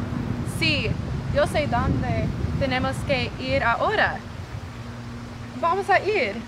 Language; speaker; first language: Spanish; non-native, learner; English